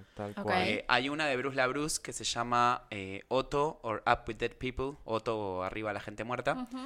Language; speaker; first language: Spanish; native; Spanish